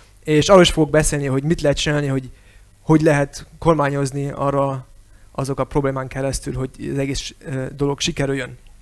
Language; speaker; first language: Hungarian; early bilingual, heritage; Hungarian